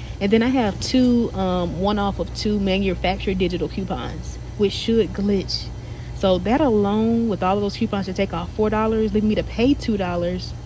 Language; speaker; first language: English; native; English